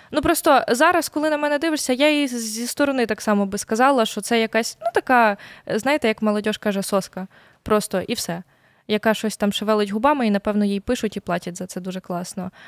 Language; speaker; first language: Ukrainian; native; Ukrainian